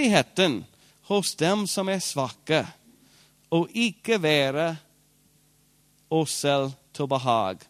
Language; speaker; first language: Norwegian; non-native, fluent; English